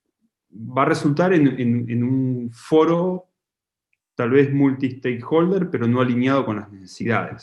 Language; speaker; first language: Spanish; native; Spanish